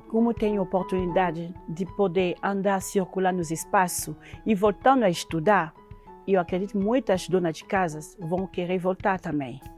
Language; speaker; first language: Portuguese; non-native, fluent; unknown